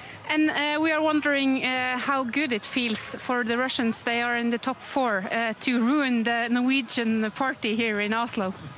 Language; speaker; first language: English; non-native, fluent; Norwegian